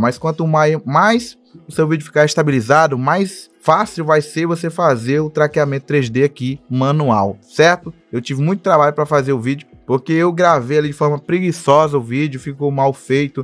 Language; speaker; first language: Portuguese; native; Portuguese